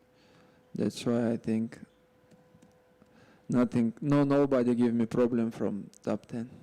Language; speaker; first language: English; non-native, learner; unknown